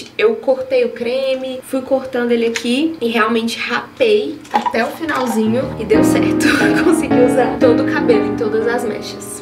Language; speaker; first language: Portuguese; native; Portuguese